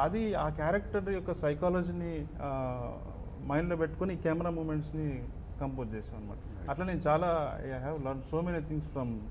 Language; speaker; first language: Telugu; native; Telugu